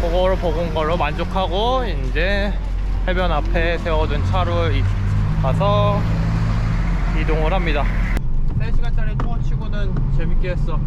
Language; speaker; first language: Korean; native; Korean